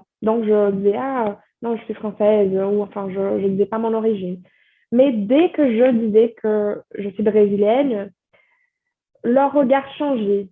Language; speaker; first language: French; non-native, fluent; Portuguese